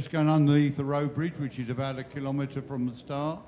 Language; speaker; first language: English; native; English